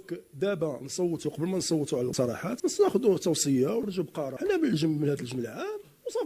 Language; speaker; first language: Arabic; native; Arabic